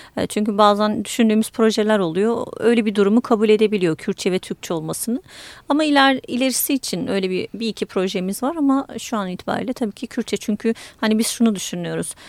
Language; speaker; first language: Turkish; native; Turkish